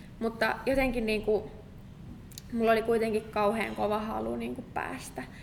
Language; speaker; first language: Finnish; native; Finnish